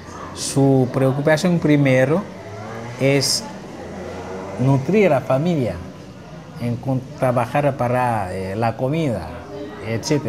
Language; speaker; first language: Spanish; non-native, fluent; Haitian Creole